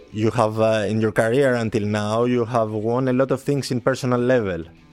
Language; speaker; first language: English; non-native, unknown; Greek